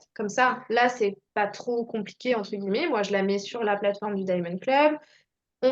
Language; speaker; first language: French; native; French